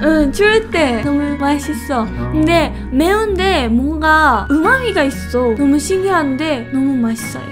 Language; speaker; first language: Korean; non-native, fluent; Japanese